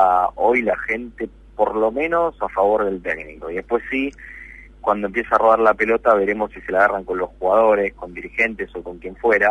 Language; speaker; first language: Spanish; native; Spanish